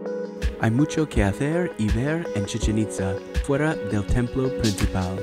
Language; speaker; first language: Spanish; non-native, learner; English